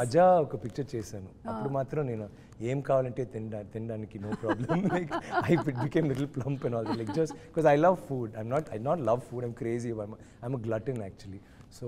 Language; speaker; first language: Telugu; non-native, learner; Tamil